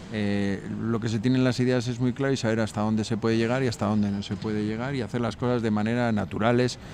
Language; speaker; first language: Spanish; native; Spanish